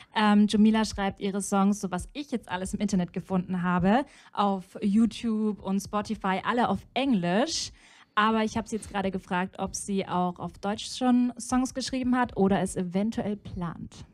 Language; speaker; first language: German; native; German